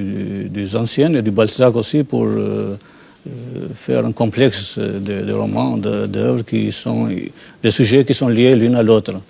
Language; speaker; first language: French; non-native, fluent; Albanian